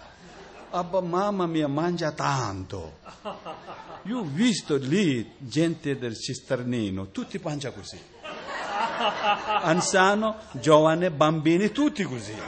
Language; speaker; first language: Italian; non-native, learner; Tibetan